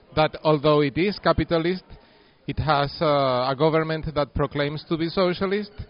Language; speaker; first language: English; non-native, fluent; Spanish